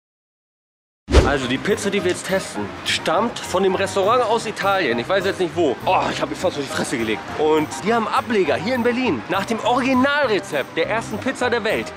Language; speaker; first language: German; native; German